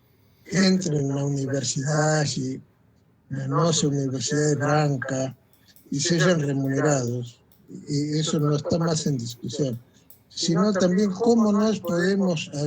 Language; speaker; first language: Portuguese; non-native, fluent; Spanish